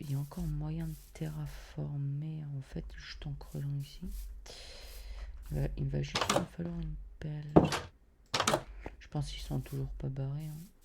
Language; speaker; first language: French; native; French